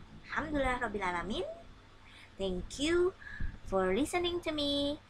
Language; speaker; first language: English; non-native, fluent; Indonesian